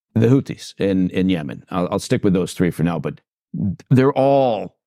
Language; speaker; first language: English; native; English